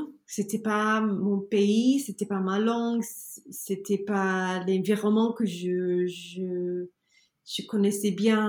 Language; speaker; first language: French; non-native, learner; English